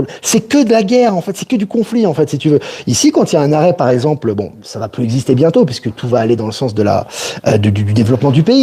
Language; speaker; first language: French; native; French